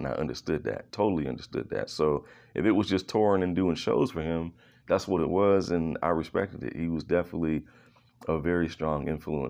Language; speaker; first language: English; native; English